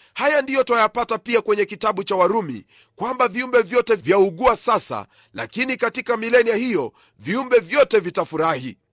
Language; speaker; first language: Swahili; non-native, local second language; Luyia